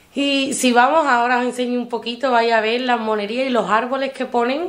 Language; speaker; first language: Spanish; native; Spanish